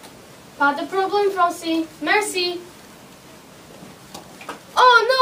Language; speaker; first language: French; non-native, learner; English